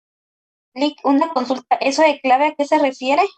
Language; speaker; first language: Spanish; native; Spanish